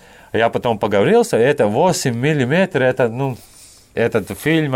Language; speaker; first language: Russian; non-native, local second language; Latvian